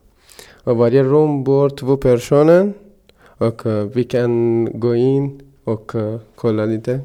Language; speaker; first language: Swedish; non-native, fluent; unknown